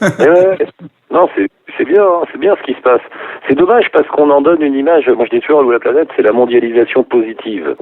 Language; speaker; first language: French; native; French